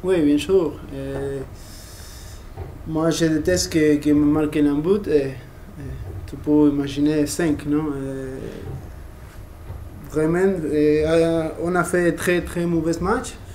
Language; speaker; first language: French; non-native, learner; Spanish